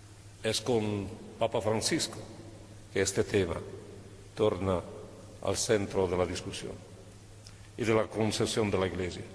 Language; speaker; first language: Spanish; non-native, fluent; Italian